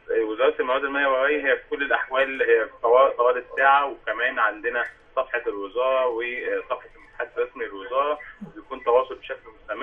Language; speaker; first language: Arabic; native; Arabic